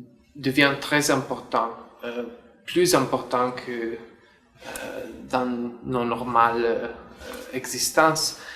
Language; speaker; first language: French; non-native, fluent; Italian